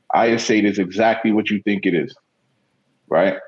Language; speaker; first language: English; native; English